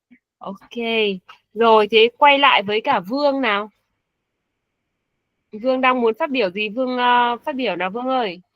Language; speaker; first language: Vietnamese; native; Vietnamese